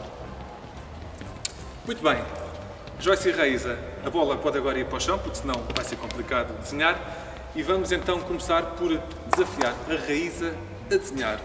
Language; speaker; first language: Portuguese; native; Portuguese